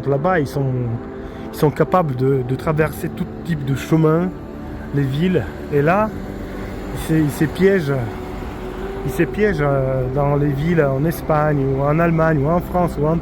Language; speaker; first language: French; non-native, fluent; Polish